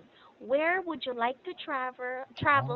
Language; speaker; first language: English; non-native, fluent; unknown